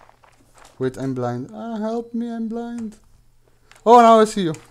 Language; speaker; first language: English; non-native, fluent; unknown